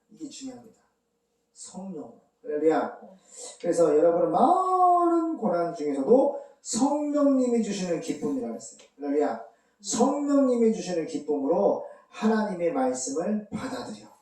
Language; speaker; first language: Korean; native; Korean